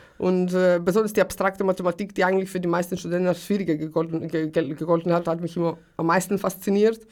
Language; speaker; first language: German; early bilingual, other home language; Greek